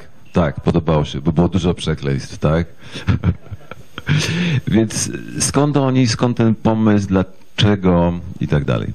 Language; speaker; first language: Polish; native; Polish